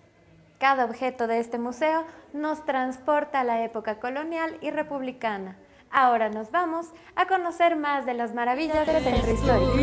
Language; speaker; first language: Spanish; native; Spanish